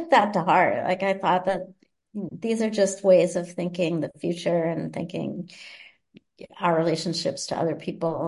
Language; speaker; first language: English; native; English